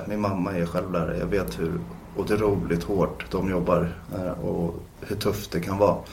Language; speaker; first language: Swedish; native; Swedish